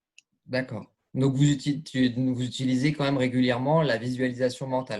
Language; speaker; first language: French; native; French